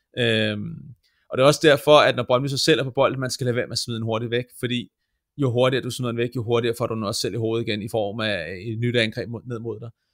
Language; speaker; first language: Danish; native; Danish